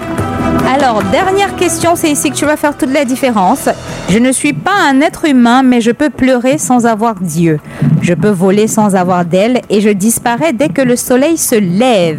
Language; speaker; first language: French; native; French